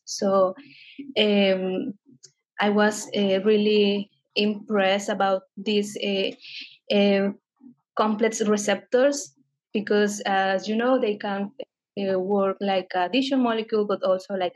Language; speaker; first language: English; non-native, fluent; Spanish